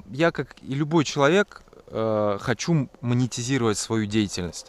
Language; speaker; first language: Russian; native; Russian